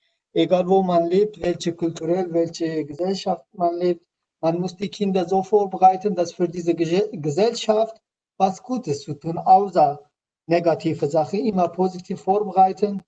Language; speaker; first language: German; non-native, learner; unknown